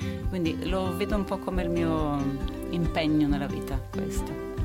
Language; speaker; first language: Italian; non-native, fluent; Swedish